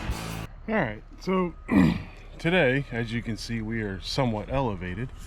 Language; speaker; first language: English; native; English